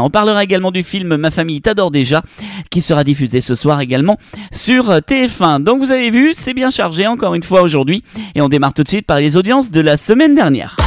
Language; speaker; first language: French; native; French